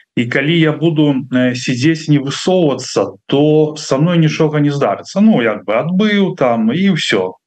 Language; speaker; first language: Belarusian; non-native, local second language; Russian